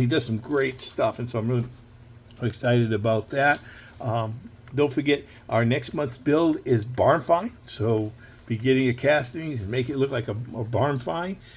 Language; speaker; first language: English; native; English